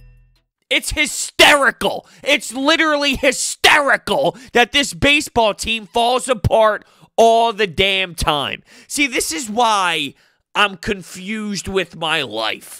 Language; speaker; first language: English; native; English